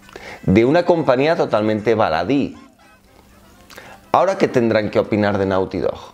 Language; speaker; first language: Spanish; native; Spanish